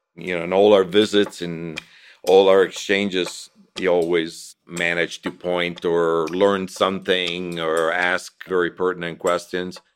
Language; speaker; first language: English; non-native, fluent; Italian